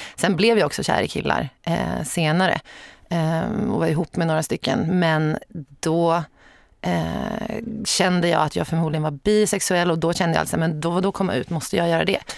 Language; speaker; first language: Swedish; native; Swedish